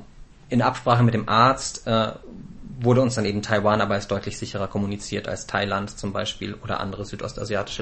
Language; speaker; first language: German; native; German